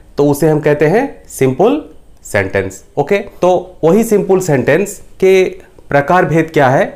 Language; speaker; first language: Hindi; non-native, local second language; Bangla